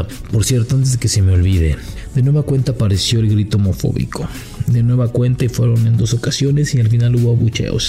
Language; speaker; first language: Spanish; native; Spanish